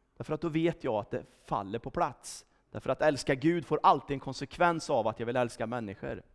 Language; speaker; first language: Swedish; native; Swedish